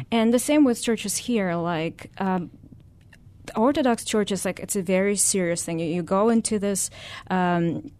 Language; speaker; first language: English; non-native, fluent; Russian